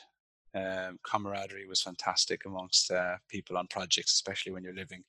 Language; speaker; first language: English; native; English